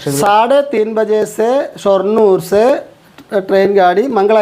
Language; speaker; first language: Hindi; non-native, local second language; Malayalam